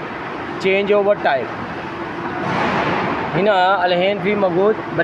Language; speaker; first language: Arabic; non-native, learner; Hindi